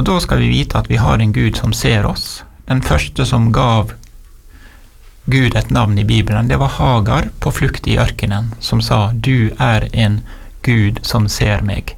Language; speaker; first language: Norwegian; native; Norwegian